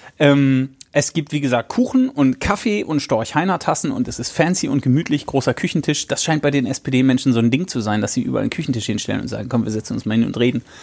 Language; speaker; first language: German; native; German